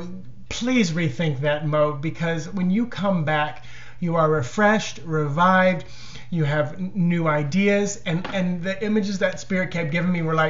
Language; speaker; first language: English; native; English